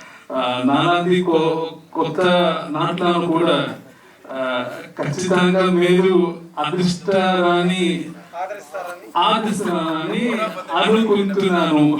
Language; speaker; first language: Telugu; non-native, learner; Malayalam